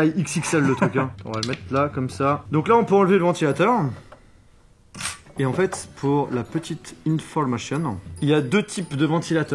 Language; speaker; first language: French; native; French